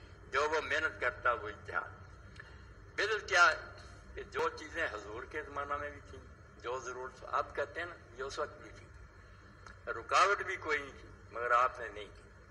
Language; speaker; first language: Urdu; non-native, local second language; Punjabi